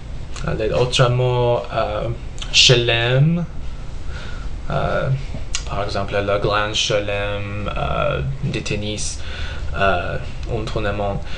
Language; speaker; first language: French; non-native, learner; English